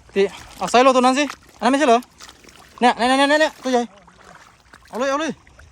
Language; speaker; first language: Thai; native; Thai